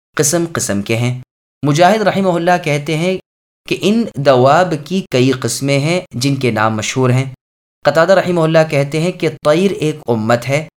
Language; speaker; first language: Urdu; native; Urdu